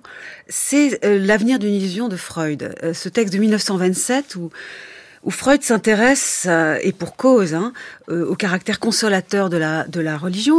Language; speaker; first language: French; native; French